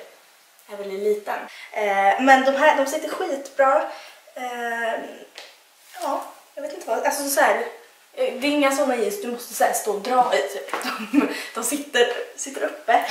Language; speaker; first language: Swedish; native; Swedish